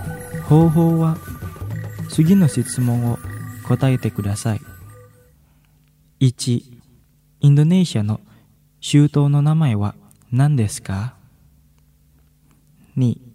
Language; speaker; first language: Japanese; non-native, fluent; Indonesian